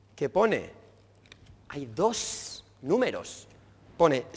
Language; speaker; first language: Spanish; native; Spanish